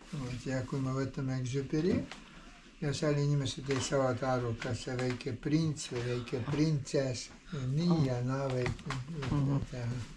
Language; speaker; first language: Estonian; non-native, learner; Ukrainian